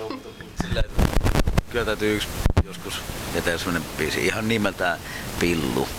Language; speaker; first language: Finnish; native; Finnish